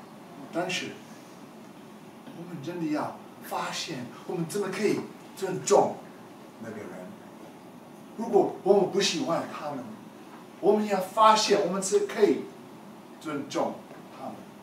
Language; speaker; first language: Chinese; non-native, learner; English